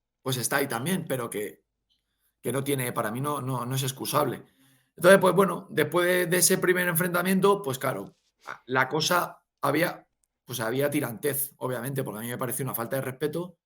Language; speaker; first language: Spanish; native; Spanish